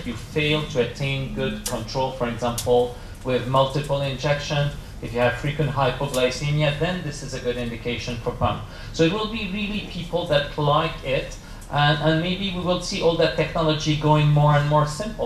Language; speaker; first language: English; non-native, fluent; French